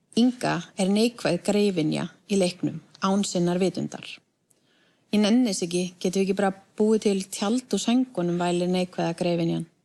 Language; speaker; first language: Icelandic; native; Icelandic